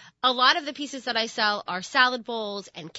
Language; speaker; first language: English; native; English